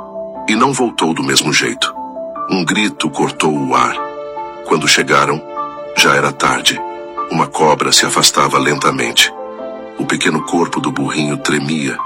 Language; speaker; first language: Portuguese; native; Portuguese